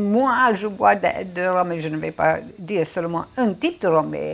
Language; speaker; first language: French; non-native, fluent; English